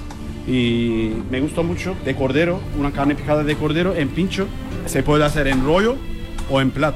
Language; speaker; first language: Spanish; non-native, learner; Turkish